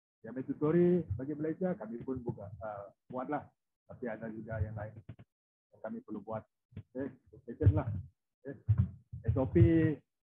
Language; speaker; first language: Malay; non-native, local second language; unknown